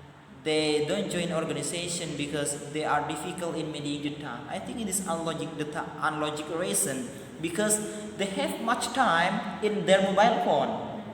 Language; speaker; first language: English; non-native, learner; Madurese